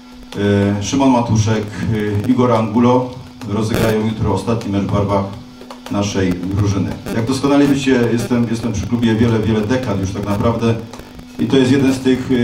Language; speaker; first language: Polish; native; Polish